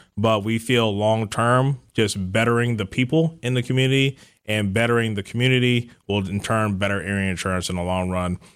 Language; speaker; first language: English; native; English